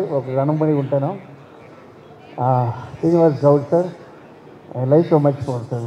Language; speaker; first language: Telugu; non-native, learner; Tamil